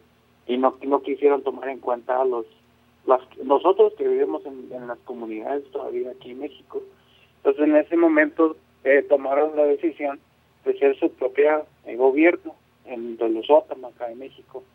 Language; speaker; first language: Spanish; non-native, local second language; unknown